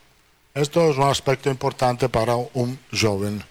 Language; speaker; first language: Portuguese; non-native, learner; Italian